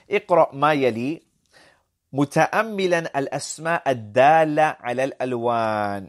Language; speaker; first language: Arabic; non-native, fluent; English